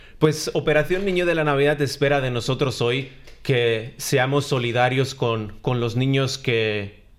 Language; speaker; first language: Spanish; non-native, fluent; Romanian